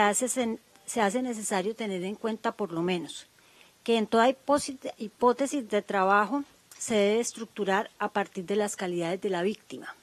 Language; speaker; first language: Spanish; native; Spanish